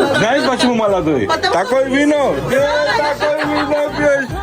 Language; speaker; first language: Russian; non-native, local second language; Georgian